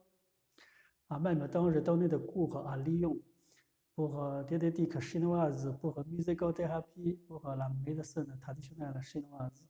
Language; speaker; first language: French; non-native, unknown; Chinese